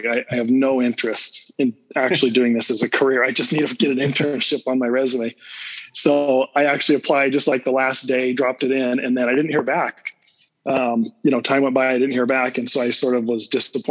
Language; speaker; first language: English; native; English